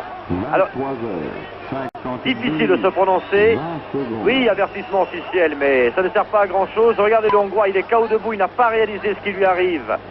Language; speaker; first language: French; native; French